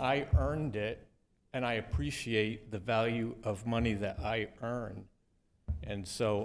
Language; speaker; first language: English; native; English